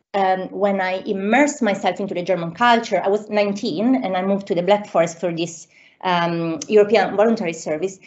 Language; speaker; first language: English; non-native, fluent; Italian